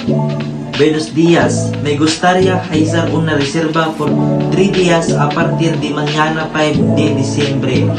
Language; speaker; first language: Spanish; non-native, learner; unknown